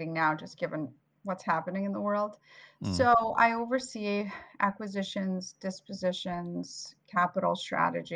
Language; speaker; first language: English; native; English